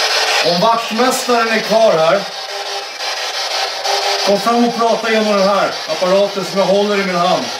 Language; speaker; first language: Swedish; native; Swedish